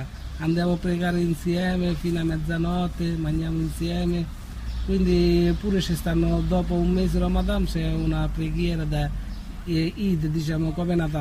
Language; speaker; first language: Italian; non-native, learner; Bangla